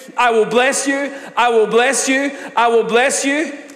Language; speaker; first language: English; native; English